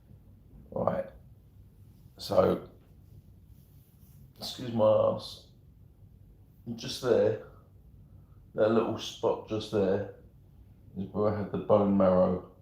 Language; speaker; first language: English; native; English